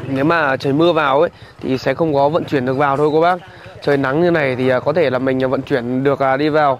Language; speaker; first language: Vietnamese; native; Vietnamese